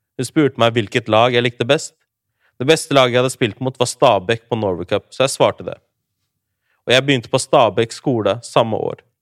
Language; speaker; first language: Norwegian; early bilingual, other home language; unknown